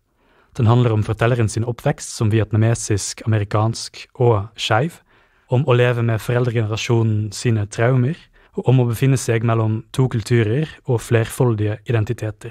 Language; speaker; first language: Norwegian; native; Norwegian